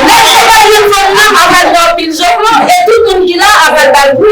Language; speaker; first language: French; non-native, learner; Haitian Creole